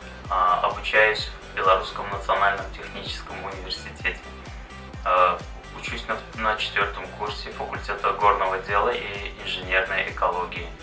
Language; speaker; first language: Russian; non-native, fluent; Turkmen